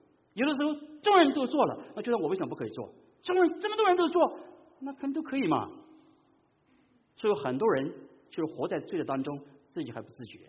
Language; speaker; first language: Chinese; native; Chinese